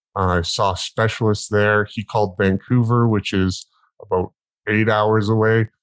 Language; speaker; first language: English; native; English